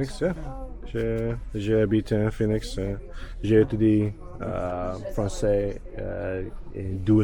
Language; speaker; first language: French; non-native, learner; English